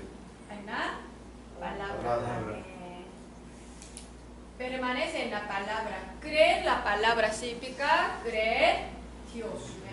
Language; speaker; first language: Spanish; non-native, learner; Korean